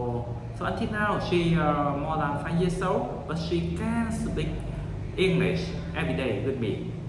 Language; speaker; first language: English; non-native, learner; Vietnamese